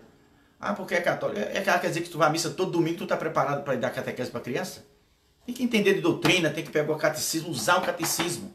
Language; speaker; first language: Portuguese; native; Portuguese